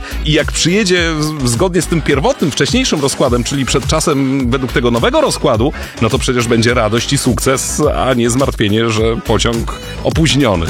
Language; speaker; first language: Polish; native; Polish